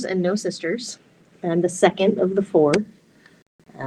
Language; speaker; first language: English; native; English